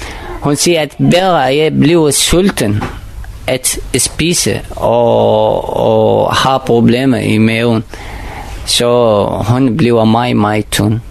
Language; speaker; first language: Danish; non-native, learner; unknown